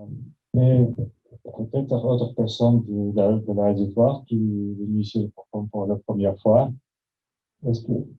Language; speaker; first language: French; non-native, fluent; Russian